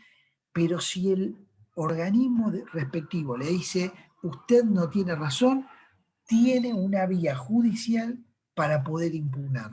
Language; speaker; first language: Spanish; native; Spanish